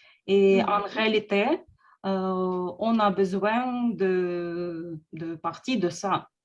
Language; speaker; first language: French; non-native, learner; Russian